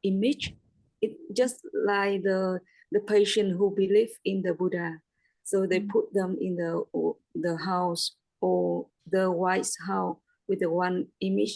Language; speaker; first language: English; non-native, learner; Vietnamese